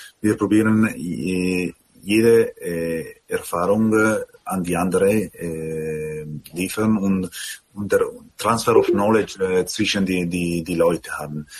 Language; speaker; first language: German; non-native, learner; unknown